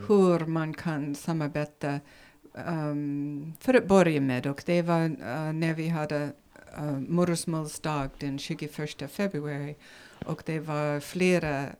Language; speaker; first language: Swedish; non-native, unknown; English